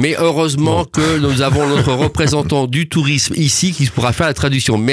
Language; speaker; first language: French; native; French